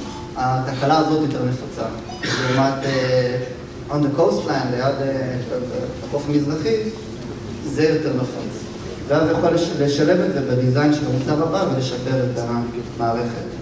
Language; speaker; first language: Hebrew; native; Hebrew